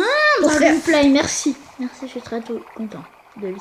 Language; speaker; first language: French; native; French